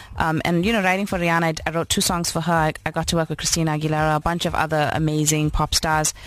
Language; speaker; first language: English; native; English